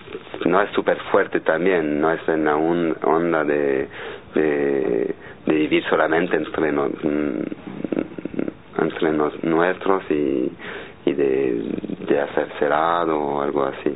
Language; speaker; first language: Spanish; non-native, fluent; French